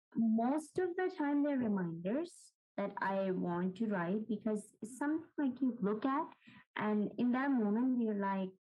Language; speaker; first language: English; non-native, local second language; Urdu